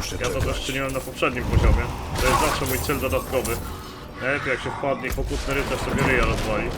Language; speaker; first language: Polish; native; Polish